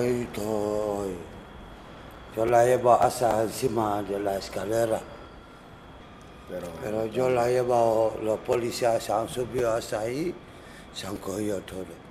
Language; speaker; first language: Spanish; non-native, learner; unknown